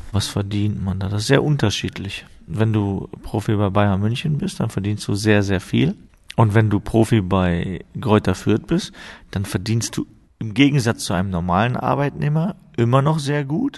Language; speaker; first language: German; native; German